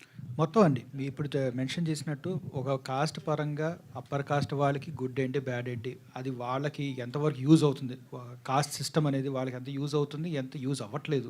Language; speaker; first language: Telugu; native; Telugu